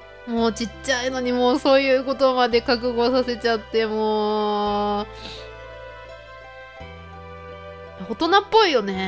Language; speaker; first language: Japanese; native; Japanese